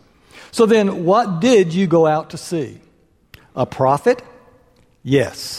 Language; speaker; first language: English; native; English